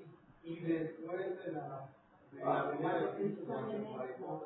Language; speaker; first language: Spanish; native; Spanish